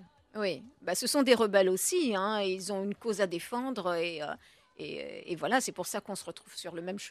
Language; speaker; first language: French; native; French